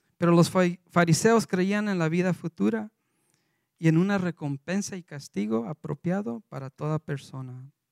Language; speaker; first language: Spanish; early bilingual, heritage; Spanish